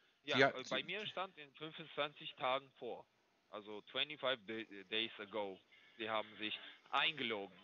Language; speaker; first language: German; non-native, fluent; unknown